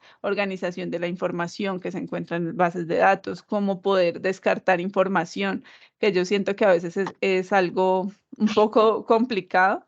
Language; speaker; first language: Spanish; native; Spanish